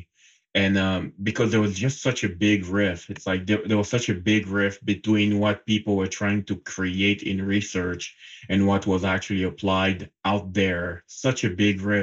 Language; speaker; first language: English; non-native, local second language; French